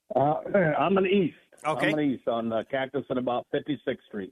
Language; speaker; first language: English; native; English